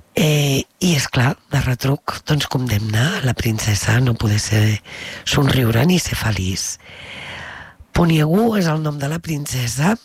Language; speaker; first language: Catalan; native; Catalan